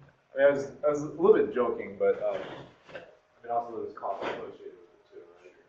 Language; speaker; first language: English; native; English